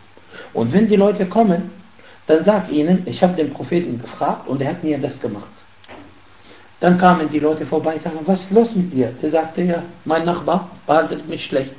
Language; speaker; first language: German; non-native, fluent; Arabic